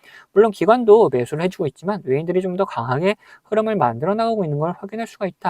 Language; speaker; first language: Korean; native; Korean